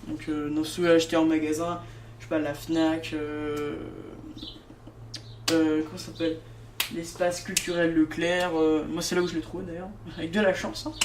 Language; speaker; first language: French; native; French